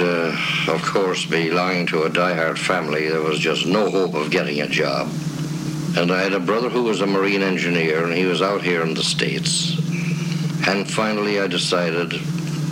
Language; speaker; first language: English; native; English